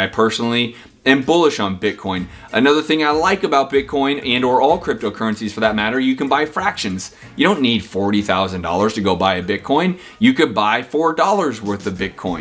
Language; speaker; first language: English; native; English